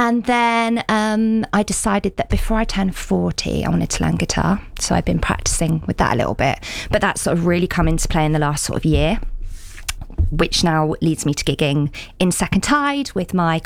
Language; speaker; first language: English; native; English